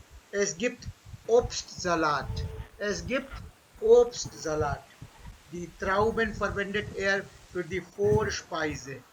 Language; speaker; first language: German; non-native, fluent; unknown